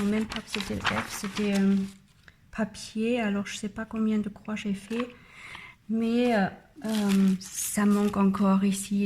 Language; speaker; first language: French; non-native, learner; German